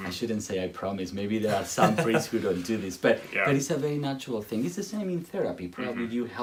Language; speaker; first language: English; non-native, fluent; Spanish